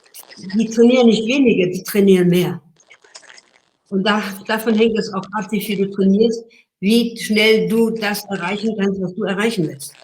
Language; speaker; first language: German; native; German